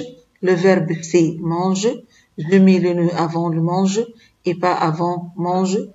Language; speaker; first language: French; non-native, fluent; Arabic